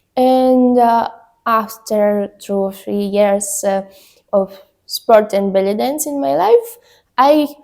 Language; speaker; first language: English; non-native, learner; Ukrainian